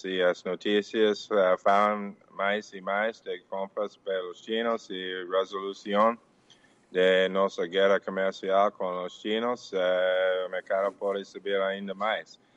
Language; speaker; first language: Portuguese; non-native, fluent; English